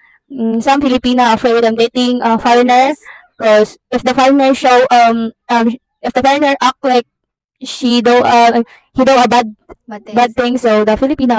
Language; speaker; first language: English; non-native, learner; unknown